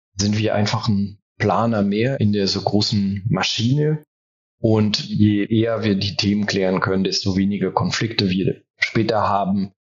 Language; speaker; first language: German; early bilingual, heritage; French